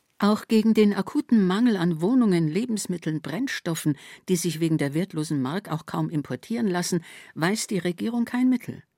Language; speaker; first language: German; native; German